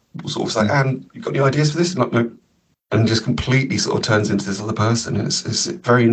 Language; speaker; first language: English; native; English